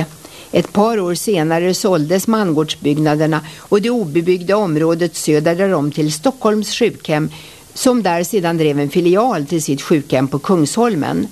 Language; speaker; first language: Swedish; native; Swedish